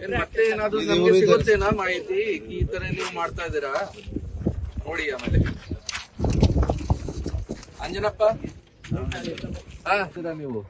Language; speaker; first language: Kannada; non-native, learner; Hindi